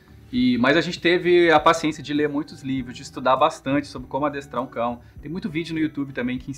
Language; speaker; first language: Portuguese; native; Portuguese